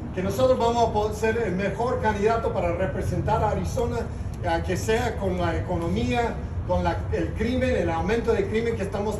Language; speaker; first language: Spanish; early bilingual, other home language; English